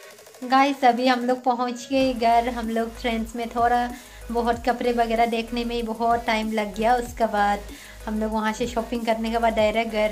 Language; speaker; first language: Hindi; non-native, local second language; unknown